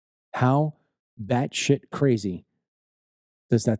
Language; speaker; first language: English; native; English